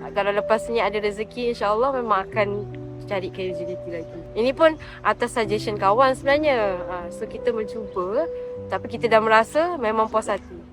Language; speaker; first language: Malay; native; Malay